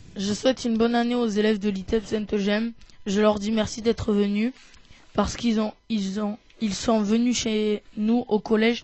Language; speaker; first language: French; native; French